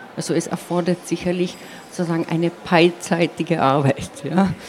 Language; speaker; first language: German; non-native, local second language; Slovenian